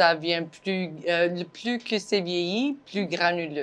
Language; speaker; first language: French; non-native, fluent; English